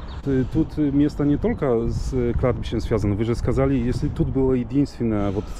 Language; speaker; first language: Russian; non-native, fluent; Polish